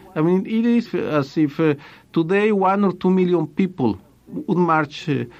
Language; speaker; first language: English; non-native, fluent; Spanish